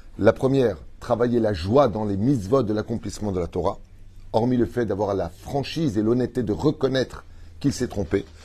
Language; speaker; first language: French; native; French